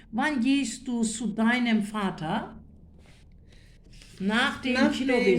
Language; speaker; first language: German; non-native, fluent; Turkish